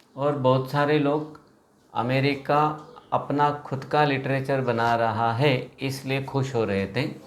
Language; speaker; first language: Hindi; non-native, local second language; Marathi